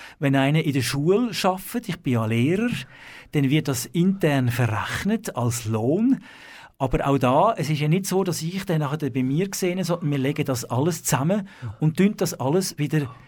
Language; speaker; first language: German; native; German